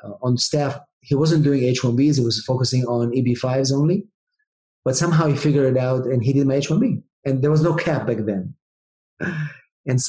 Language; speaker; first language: English; non-native, fluent; Hebrew